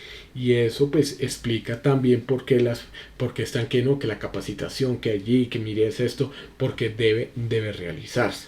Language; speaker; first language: Spanish; native; Spanish